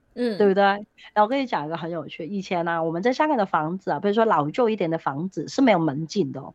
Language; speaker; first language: Chinese; non-native, local second language; Cantonese